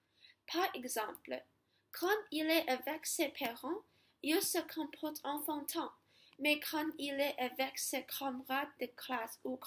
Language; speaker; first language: French; non-native, learner; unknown